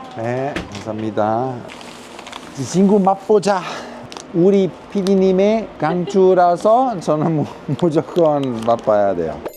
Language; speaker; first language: Korean; non-native, fluent; Italian